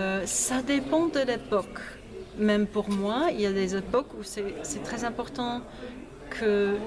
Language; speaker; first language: French; non-native, fluent; English